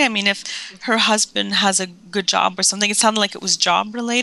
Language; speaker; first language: English; non-native, fluent; French